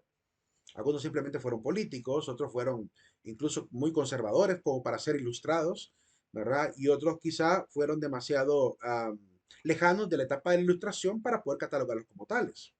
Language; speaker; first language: Spanish; native; Spanish